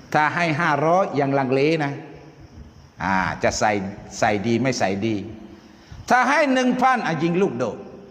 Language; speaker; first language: Thai; non-native, local second language; Malay